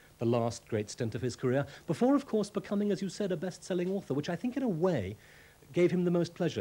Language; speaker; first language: English; native; English